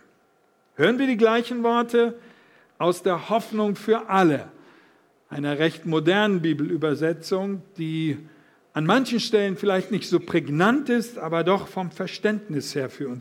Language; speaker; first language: German; native; German